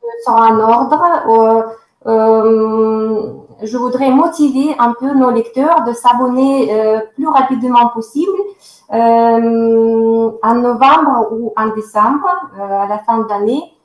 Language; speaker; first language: French; non-native, fluent; Russian